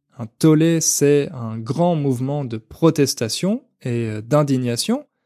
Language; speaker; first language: French; native; French